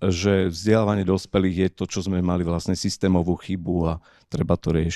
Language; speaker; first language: Slovak; native; Slovak